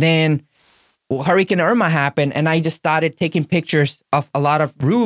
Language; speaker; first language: English; non-native, local second language; Gujarati